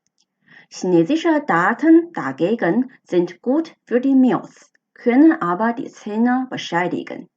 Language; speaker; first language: German; non-native, fluent; Chinese